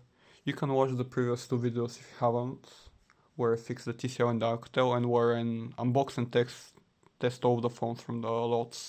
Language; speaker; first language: English; non-native, fluent; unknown